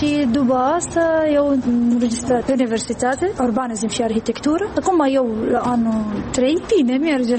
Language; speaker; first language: Romanian; non-native, learner; Arabic